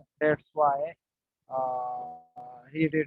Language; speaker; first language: English; non-native, learner; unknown